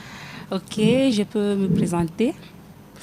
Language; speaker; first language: French; non-native, learner; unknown